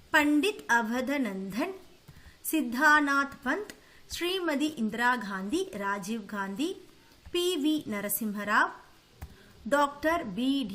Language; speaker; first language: Hindi; non-native, local second language; Tamil